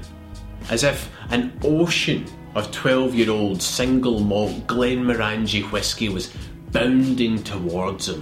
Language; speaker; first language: English; native; English